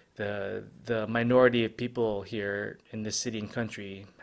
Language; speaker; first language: English; non-native, local second language; Filipino